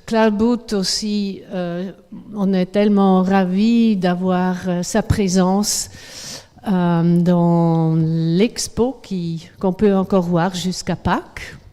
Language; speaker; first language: French; non-native, fluent; Swiss German